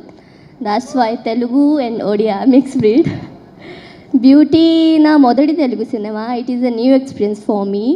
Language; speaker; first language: Telugu; early bilingual, heritage; Telugu